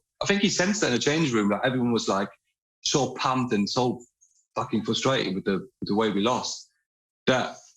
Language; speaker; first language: English; non-native, fluent; German